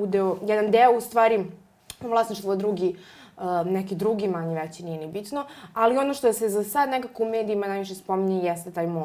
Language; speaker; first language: Serbian; native; Serbian